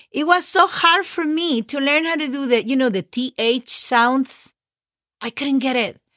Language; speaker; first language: English; non-native, fluent; Spanish